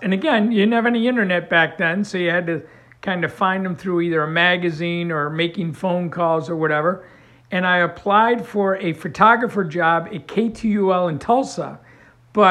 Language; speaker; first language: English; native; English